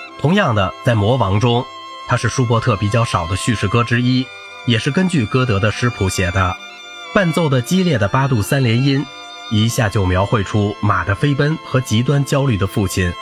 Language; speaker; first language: Chinese; native; Chinese